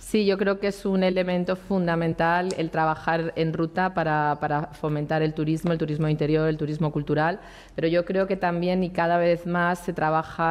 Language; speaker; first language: Spanish; native; Spanish